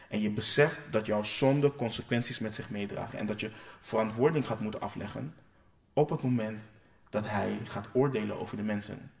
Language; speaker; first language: Dutch; non-native, local second language; Papiamento